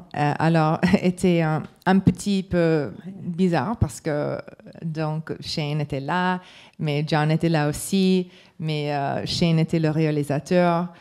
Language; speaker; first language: French; non-native, learner; English